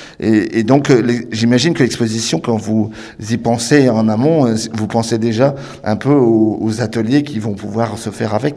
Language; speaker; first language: French; native; French